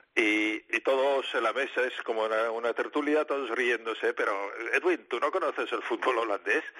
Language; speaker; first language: Spanish; non-native, fluent; Dutch